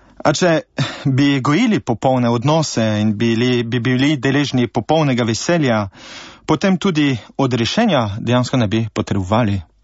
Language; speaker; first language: Slovenian; early bilingual, heritage; Slovenian